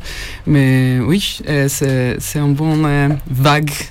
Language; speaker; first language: French; non-native, learner; Hungarian